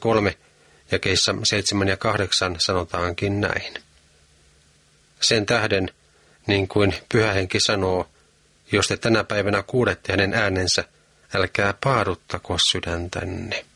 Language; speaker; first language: Finnish; native; Finnish